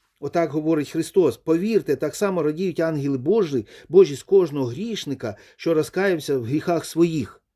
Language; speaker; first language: Ukrainian; non-native, local second language; Russian